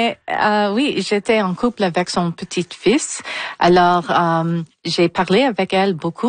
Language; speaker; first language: French; non-native, local second language; English